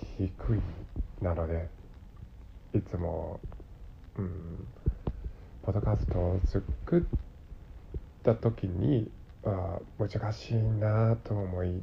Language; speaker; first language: Japanese; non-native, learner; Cantonese